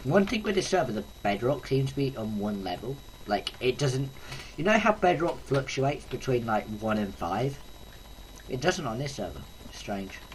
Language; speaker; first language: English; native; English